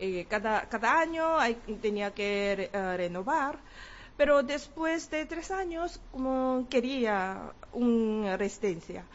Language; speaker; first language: Spanish; non-native, learner; Korean